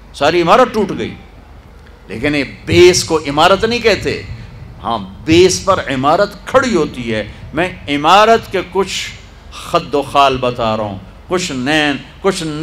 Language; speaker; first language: Urdu; non-native, local second language; Punjabi